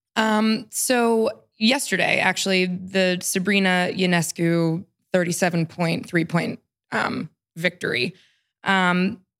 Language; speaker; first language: English; native; English